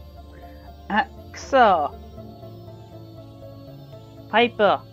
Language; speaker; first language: Japanese; non-native, learner; English